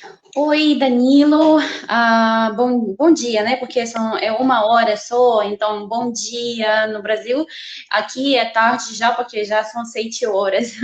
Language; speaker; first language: Portuguese; non-native, fluent; Russian